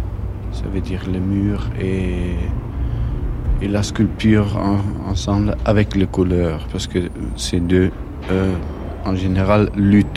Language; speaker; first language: French; non-native, fluent; German